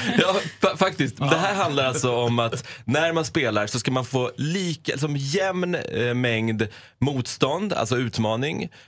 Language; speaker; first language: Swedish; non-native, fluent; Persian